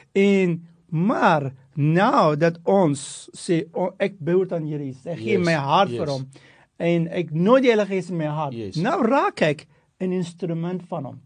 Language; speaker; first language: Afrikaans; non-native, fluent; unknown